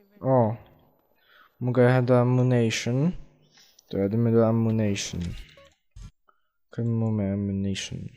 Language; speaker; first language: Polish; native; Polish